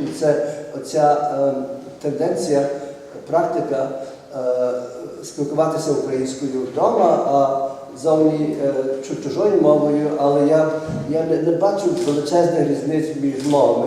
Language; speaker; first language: Ukrainian; early bilingual, heritage; Ukrainian